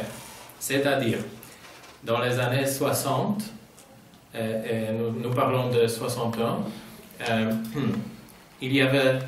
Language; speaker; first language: French; non-native, fluent; Polish